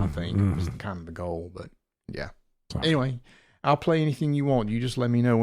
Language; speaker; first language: English; native; English